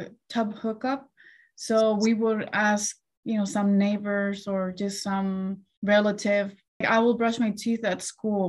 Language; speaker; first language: English; early bilingual, other home language; Spanish